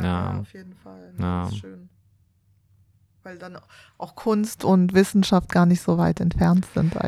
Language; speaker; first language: German; native; German